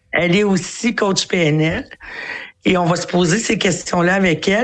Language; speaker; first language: French; native; French